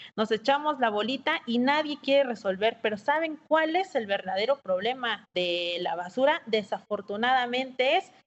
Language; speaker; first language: Spanish; native; Spanish